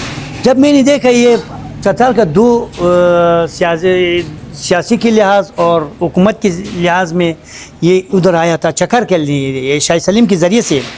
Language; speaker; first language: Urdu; non-native, fluent; Persian